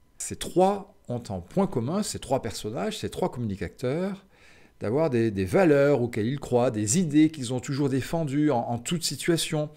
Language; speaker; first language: French; native; French